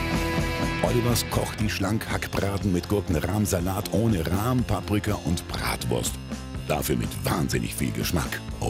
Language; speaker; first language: German; native; German